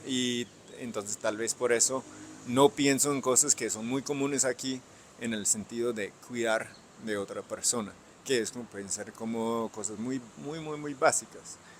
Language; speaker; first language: Spanish; non-native, fluent; English